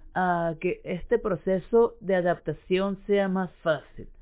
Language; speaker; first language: Spanish; native; Spanish